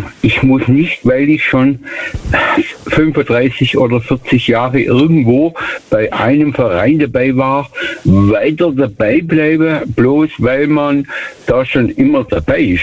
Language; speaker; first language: German; native; German